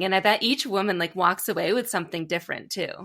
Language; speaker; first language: English; native; English